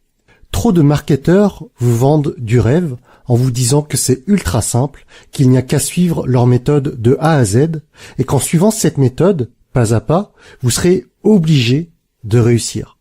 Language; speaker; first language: French; native; French